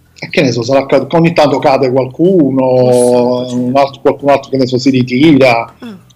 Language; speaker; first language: Italian; native; Italian